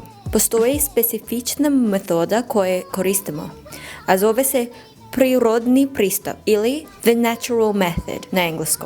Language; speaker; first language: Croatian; non-native, learner; English